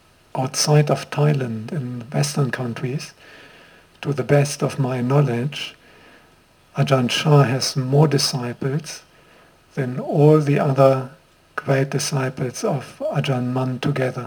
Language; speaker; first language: English; non-native, fluent; German